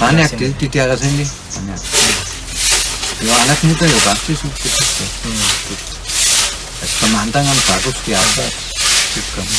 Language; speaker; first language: Indonesian; non-native, fluent; German